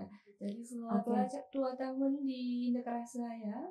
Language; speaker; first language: Indonesian; non-native, learner; Chinese